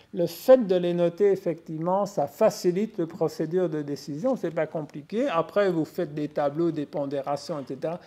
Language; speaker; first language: French; native; French